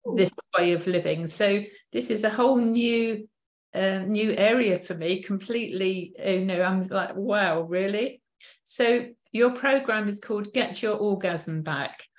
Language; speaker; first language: English; native; English